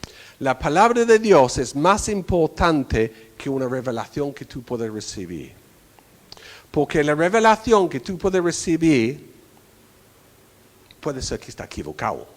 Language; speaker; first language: Spanish; non-native, fluent; English